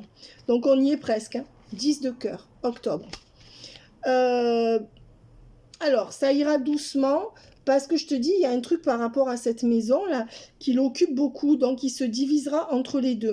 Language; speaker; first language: French; native; French